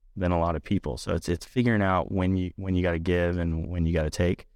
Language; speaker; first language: English; native; English